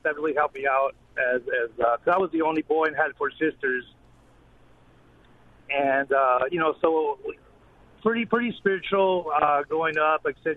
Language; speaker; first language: English; native; English